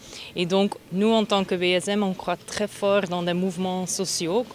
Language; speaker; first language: French; non-native, local second language; Dutch